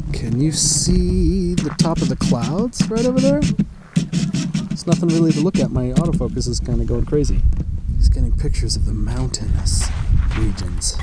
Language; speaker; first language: English; native; English